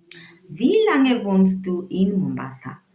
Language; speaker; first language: German; non-native, learner; Swahili